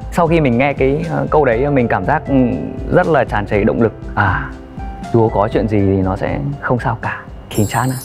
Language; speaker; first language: Vietnamese; native; Vietnamese